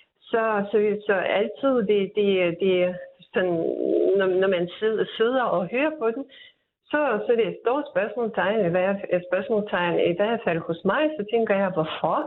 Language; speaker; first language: Danish; non-native, fluent; Russian